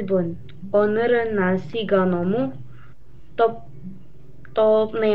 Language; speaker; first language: Korean; non-native, learner; Indonesian